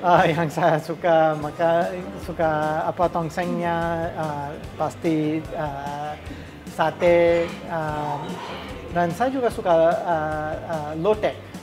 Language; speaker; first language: Indonesian; non-native, fluent; English